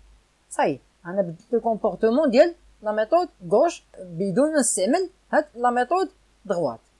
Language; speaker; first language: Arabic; native; Arabic